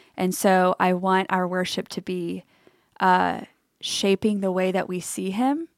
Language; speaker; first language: English; native; English